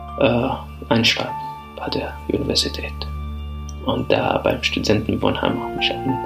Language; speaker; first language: German; non-native, fluent; Arabic